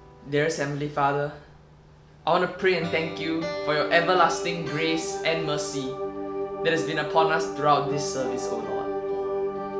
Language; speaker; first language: English; non-native, local second language; Chinese